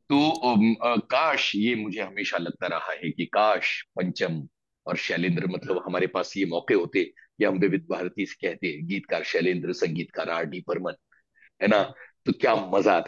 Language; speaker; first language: Hindi; native; Hindi